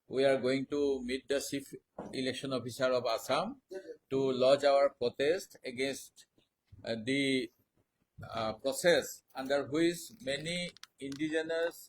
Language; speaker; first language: English; non-native, local second language; Assamese